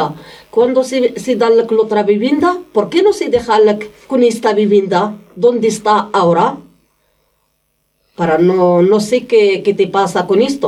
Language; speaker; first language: Spanish; non-native, learner; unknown